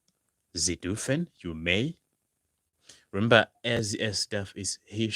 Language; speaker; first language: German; non-native, fluent; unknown